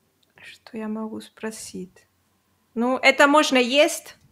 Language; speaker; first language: Russian; non-native, learner; Catalan